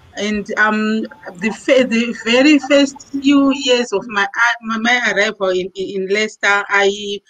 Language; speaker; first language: English; non-native, local second language; Shona